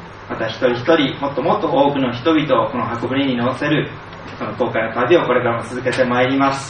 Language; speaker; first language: Japanese; native; Japanese